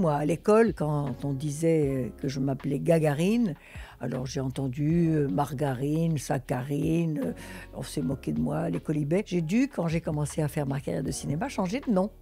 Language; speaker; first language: French; early bilingual, other home language; Russian